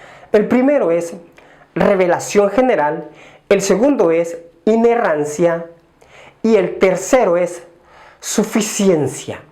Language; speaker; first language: Spanish; native; Spanish